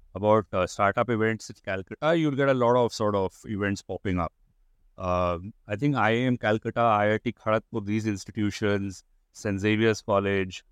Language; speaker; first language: English; non-native, local second language; Hindi